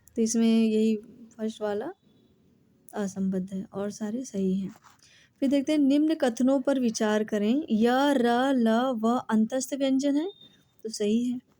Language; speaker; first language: Hindi; native; Hindi